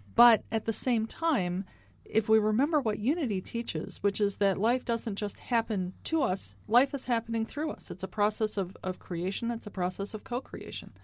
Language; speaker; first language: English; native; English